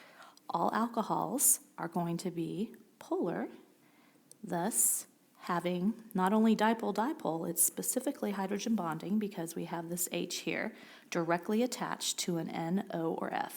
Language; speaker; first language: English; native; English